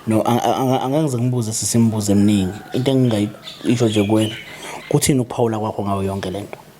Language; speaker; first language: Zulu; native; Zulu